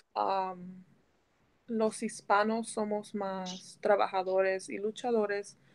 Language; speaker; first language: Spanish; early bilingual, heritage; Spanish